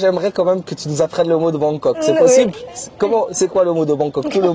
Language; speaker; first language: French; native; French